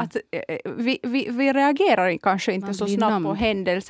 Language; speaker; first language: Swedish; non-native, fluent; Kurdish